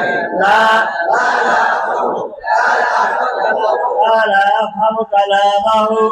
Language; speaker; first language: Arabic; non-native, fluent; Bangla